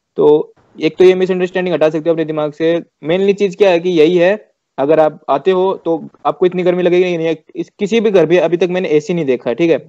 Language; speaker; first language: Hindi; native; Hindi